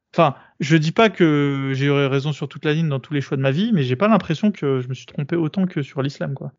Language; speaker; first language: French; native; French